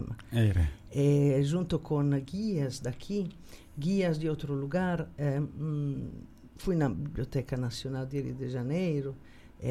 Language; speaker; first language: Portuguese; non-native, fluent; Italian